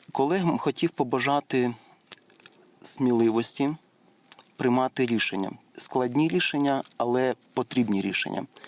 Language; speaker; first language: Ukrainian; native; Ukrainian